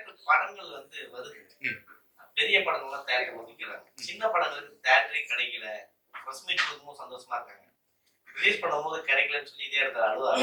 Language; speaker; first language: Tamil; native; Tamil